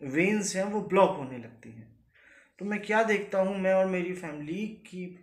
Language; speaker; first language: Hindi; native; Hindi